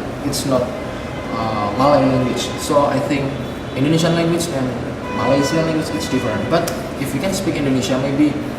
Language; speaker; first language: English; non-native, fluent; Indonesian